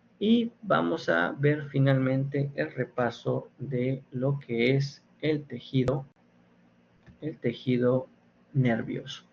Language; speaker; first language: Spanish; native; Spanish